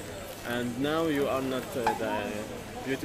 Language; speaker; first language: English; non-native, learner; Arabic